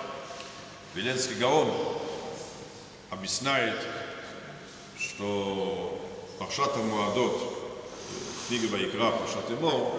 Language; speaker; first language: Russian; non-native, fluent; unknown